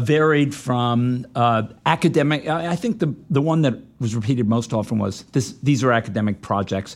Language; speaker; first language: English; native; English